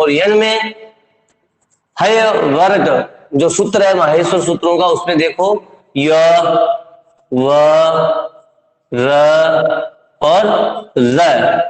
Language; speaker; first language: Hindi; native; Hindi